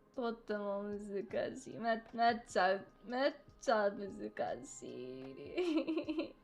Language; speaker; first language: Japanese; non-native, learner; English